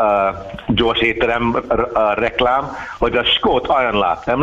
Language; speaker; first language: Hungarian; non-native, learner; English